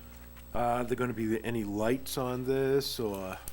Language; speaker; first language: English; native; English